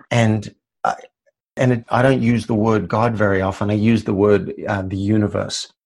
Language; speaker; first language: English; native; English